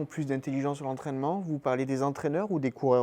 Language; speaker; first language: French; native; French